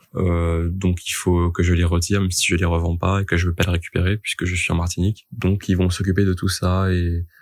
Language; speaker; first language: French; native; French